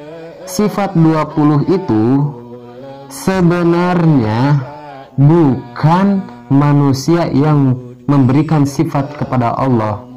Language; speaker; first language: Indonesian; non-native, local second language; Sundanese